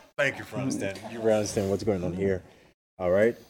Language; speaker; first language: English; non-native, fluent; Arabic